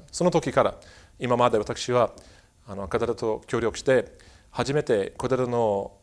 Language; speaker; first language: Japanese; non-native, fluent; English